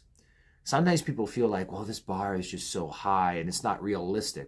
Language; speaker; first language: English; native; English